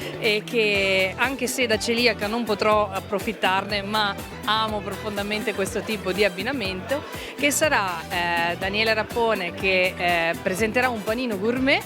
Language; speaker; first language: Italian; native; Italian